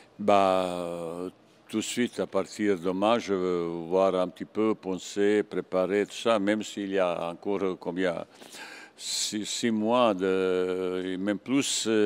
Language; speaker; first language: French; non-native, fluent; Bosnian